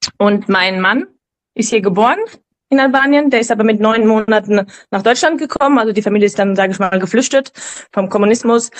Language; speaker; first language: German; native; German